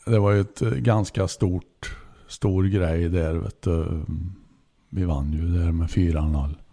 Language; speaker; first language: Swedish; native; Swedish